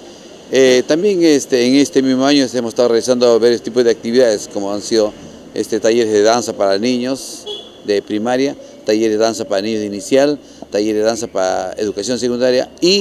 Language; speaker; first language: Spanish; native; Spanish